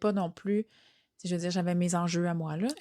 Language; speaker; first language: French; native; French